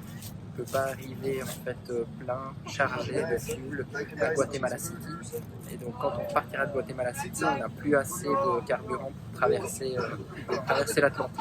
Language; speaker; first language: French; native; French